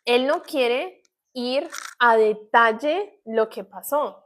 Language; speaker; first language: Spanish; non-native, fluent; English